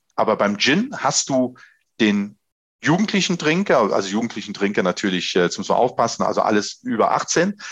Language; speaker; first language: German; native; German